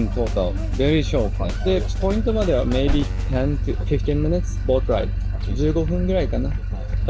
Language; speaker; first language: Japanese; native; Japanese